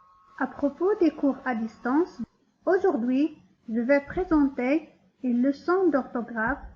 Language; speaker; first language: French; non-native, local second language; Arabic